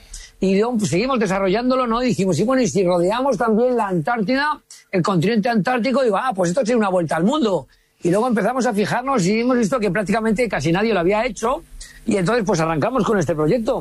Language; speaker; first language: Spanish; native; Spanish